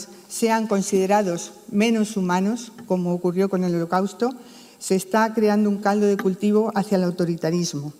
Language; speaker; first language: Spanish; native; Spanish